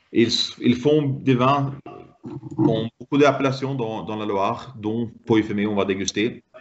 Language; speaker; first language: French; non-native, fluent; Swedish